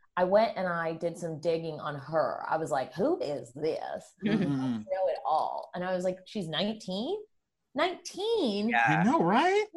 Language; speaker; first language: English; early bilingual, other home language; Spanish